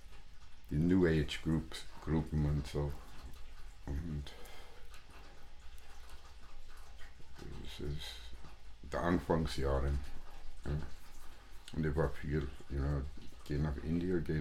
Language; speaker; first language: German; non-native, fluent; English